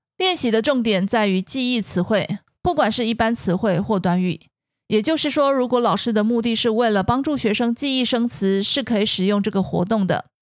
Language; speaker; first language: Chinese; native; Chinese